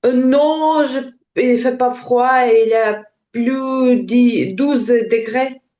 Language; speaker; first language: French; non-native, learner; Ukrainian